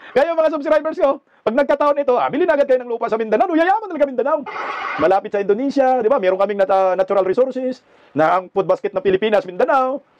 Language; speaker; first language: Filipino; non-native, local second language; Cebuano